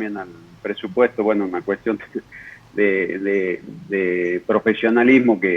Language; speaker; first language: Spanish; native; Spanish